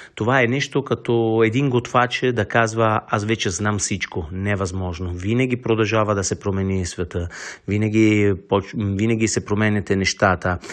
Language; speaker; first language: Bulgarian; non-native, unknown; Italian